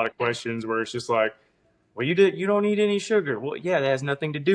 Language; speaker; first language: English; native; English